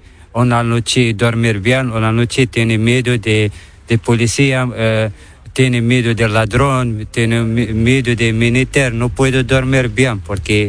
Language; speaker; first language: Spanish; non-native, learner; Arabic